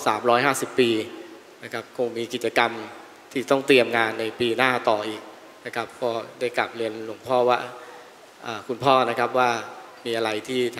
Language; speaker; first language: Thai; native; Thai